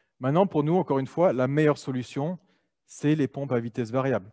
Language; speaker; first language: French; native; French